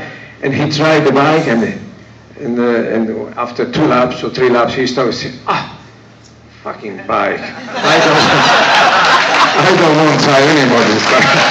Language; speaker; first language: English; non-native, learner; Italian